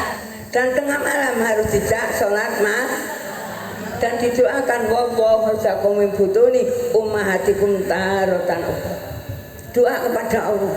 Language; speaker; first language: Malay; non-native, local second language; Javanese